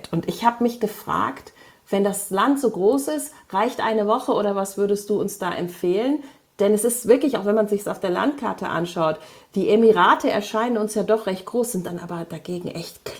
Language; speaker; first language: German; native; German